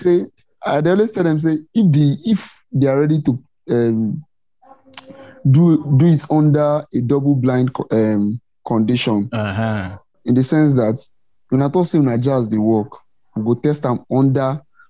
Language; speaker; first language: English; non-native, local second language; Igbo